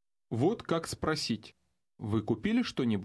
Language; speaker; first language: Russian; native; Russian